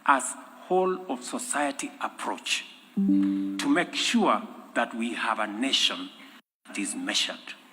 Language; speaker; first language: English; non-native, local second language; Kalenjin